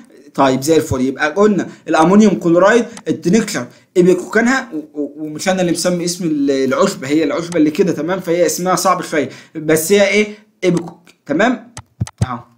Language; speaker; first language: Arabic; native; Arabic